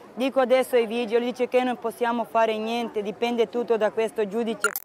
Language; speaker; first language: Italian; non-native, local second language; Romany